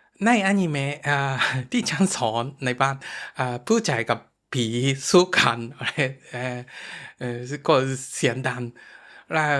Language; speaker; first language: Thai; non-native, fluent; Japanese